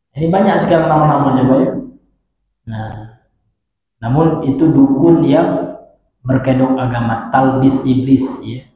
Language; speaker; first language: Indonesian; non-native, local second language; Minangkabau